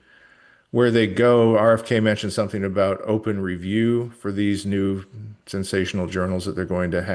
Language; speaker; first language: English; native; English